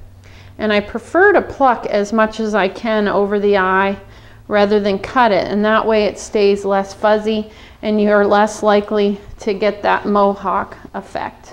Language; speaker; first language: English; native; English